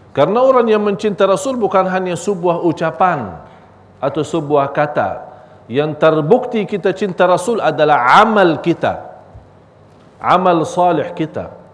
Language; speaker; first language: Malay; non-native, fluent; Arabic